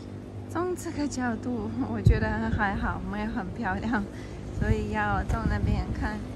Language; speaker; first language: Chinese; non-native, fluent; Russian